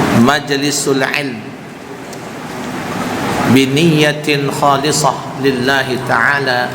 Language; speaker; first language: Arabic; non-native, fluent; Indonesian